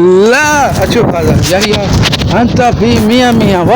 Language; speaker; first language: Arabic; non-native, learner; Urdu